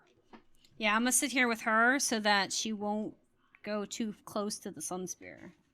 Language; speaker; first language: English; native; English